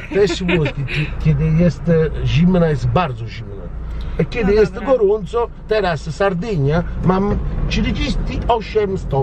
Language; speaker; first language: Polish; non-native, learner; Italian